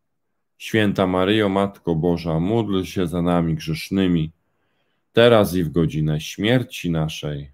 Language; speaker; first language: Polish; native; Polish